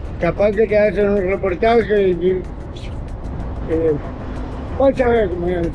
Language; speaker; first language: Spanish; native; Spanish